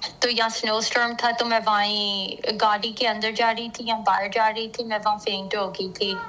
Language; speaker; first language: Urdu; early bilingual, heritage; Urdu